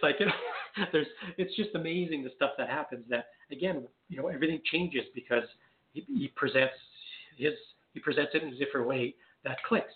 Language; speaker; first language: English; non-native, fluent; French